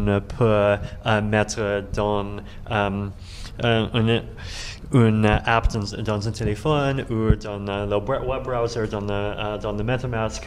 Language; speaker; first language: French; non-native, learner; Russian